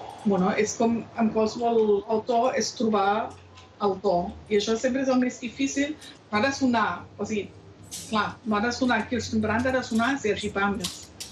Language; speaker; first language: Catalan; non-native, fluent; German